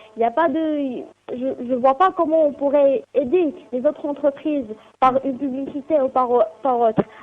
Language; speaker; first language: French; non-native, local second language; Arabic